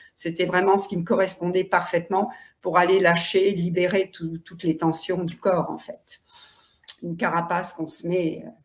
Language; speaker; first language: French; native; French